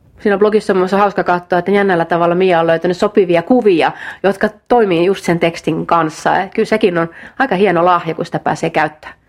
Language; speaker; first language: Finnish; native; Finnish